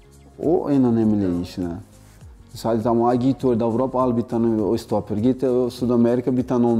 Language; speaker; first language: Turkish; non-native, learner; Portuguese